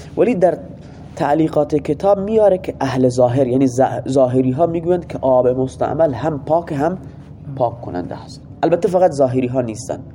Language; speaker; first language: Persian; non-native, local second language; Baluchi